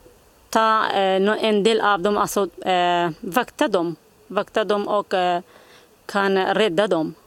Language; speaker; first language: Swedish; non-native, learner; Kurdish